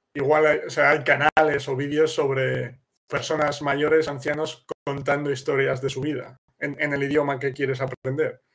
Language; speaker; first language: Spanish; native; Spanish